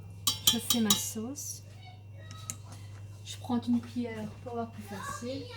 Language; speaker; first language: French; native; French